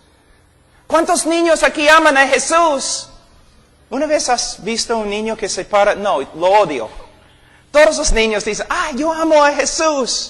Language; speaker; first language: Spanish; non-native, fluent; English